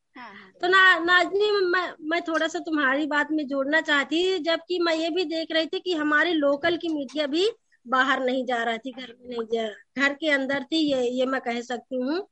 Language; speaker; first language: Hindi; native; Hindi